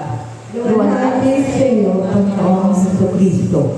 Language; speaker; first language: Filipino; native; Filipino